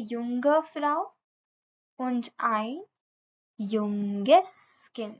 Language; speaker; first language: German; non-native, learner; Hindi